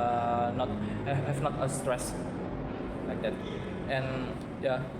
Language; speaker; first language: English; non-native, learner; Indonesian